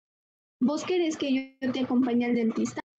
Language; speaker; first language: Spanish; native; Spanish